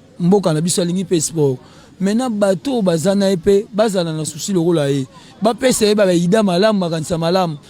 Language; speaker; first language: Lingala; native; Lingala